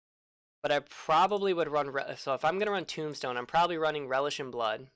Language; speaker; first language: English; native; English